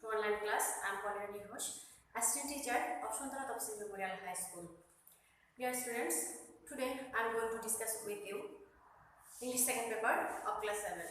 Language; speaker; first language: English; non-native, local second language; Bangla